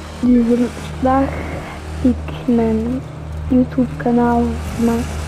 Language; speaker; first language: Dutch; non-native, local second language; French